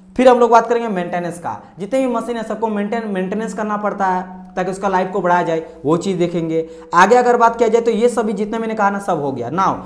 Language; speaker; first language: Hindi; non-native, local second language; Marathi